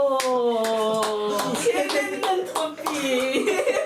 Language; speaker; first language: Korean; non-native, fluent; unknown